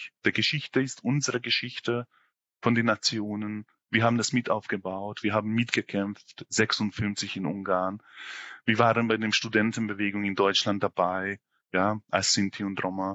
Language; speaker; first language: German; non-native, fluent; Hungarian